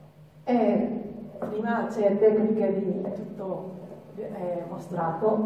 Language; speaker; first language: Italian; non-native, learner; Japanese